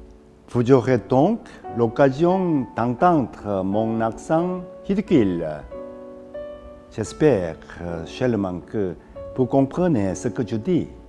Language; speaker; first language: French; non-native, fluent; Korean